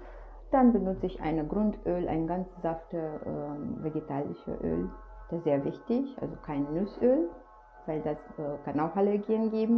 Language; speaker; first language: German; non-native, fluent; Romanian